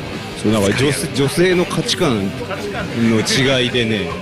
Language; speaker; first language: Japanese; native; Japanese